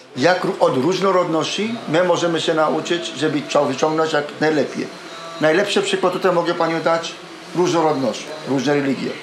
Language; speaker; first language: Polish; non-native, fluent; Punjabi